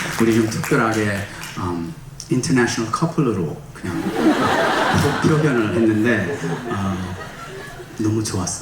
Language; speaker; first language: Korean; early bilingual, heritage; English